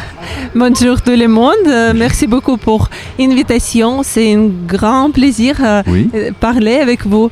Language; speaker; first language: French; non-native, learner; Ukrainian